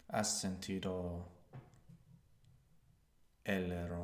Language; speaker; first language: Spanish; non-native, learner; English